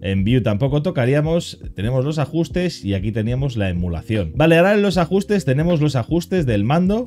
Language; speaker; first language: Spanish; native; Spanish